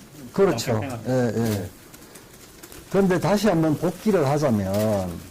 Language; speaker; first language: Korean; native; Korean